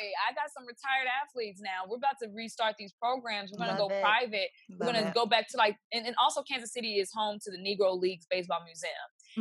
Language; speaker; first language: English; native; English